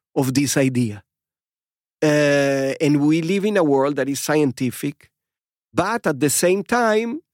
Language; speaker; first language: English; non-native, fluent; Spanish